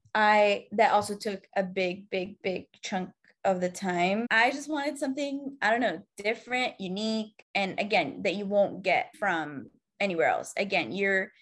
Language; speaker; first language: English; non-native, fluent; Arabic